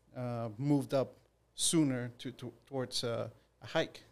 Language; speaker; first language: English; non-native, fluent; Spanish